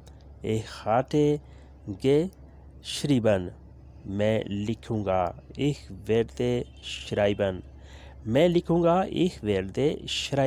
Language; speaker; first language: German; non-native, learner; Urdu